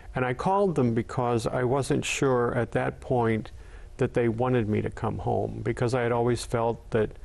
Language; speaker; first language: English; native; English